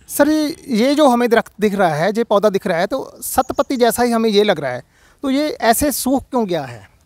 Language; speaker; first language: Hindi; non-native, local second language; Punjabi